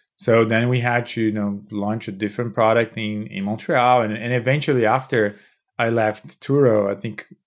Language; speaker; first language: English; non-native, fluent; Portuguese